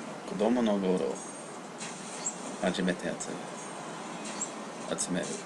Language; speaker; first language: Japanese; non-native, learner; English